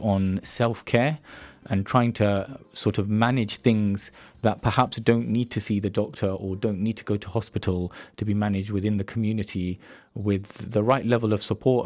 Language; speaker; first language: English; native; English